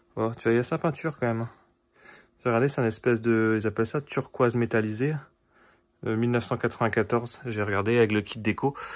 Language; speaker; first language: French; native; French